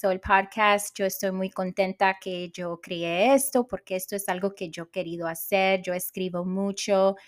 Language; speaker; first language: Spanish; early bilingual, heritage; Spanish